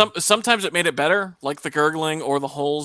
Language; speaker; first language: English; native; English